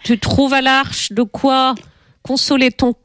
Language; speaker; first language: French; native; French